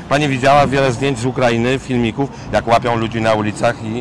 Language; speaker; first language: Polish; native; Polish